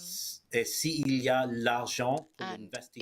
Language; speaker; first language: French; early bilingual, heritage; English